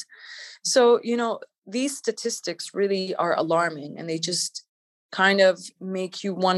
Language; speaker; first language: English; native; English